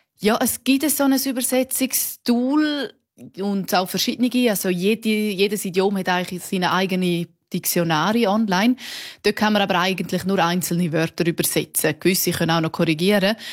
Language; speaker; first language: German; non-native, local second language; Romansh